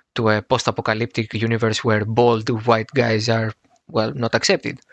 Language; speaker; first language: English; non-native, fluent; Greek